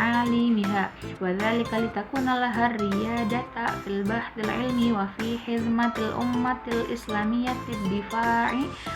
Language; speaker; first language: Arabic; non-native, learner; Indonesian